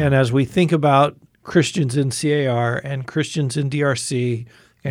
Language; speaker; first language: English; native; English